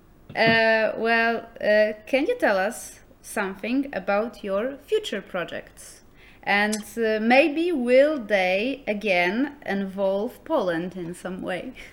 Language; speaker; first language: English; non-native, fluent; Polish